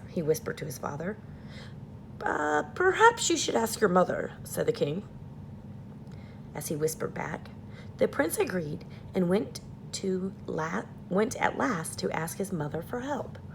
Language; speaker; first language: English; native; English